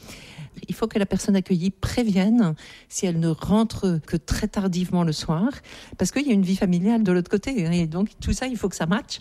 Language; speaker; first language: French; native; French